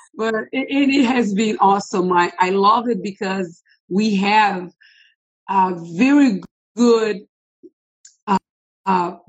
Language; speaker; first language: English; non-native, fluent; Portuguese